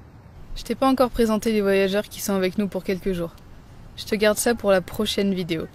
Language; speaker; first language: French; native; French